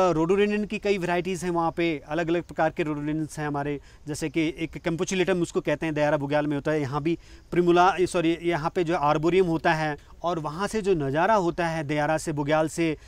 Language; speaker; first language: Hindi; native; Hindi